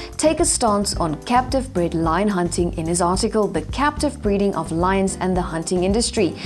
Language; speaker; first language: English; non-native, local second language; Afrikaans